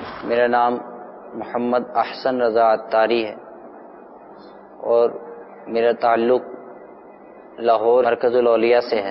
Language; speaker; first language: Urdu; non-native, local second language; Punjabi